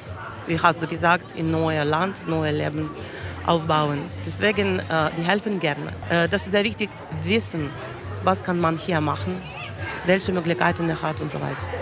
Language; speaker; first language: German; non-native, learner; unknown